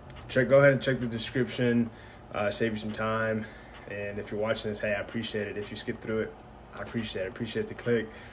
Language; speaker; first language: English; early bilingual, other home language; Spanish